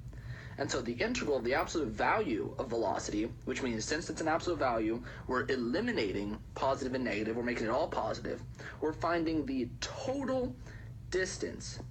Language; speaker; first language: English; native; English